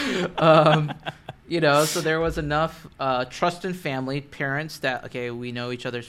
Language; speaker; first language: English; native; English